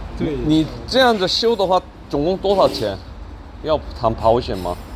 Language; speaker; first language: Chinese; non-native, learner; Korean